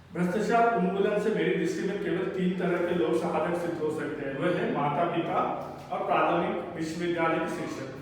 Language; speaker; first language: Hindi; non-native, local second language; Telugu